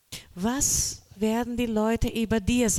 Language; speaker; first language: German; non-native, learner; Portuguese